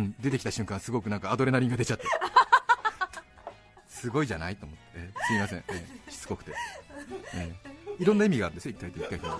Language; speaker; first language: Japanese; native; Japanese